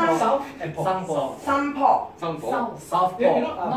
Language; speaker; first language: English; non-native, local second language; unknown